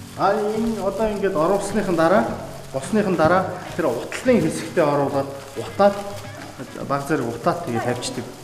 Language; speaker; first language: Mongolian; non-native, local second language; Kazakh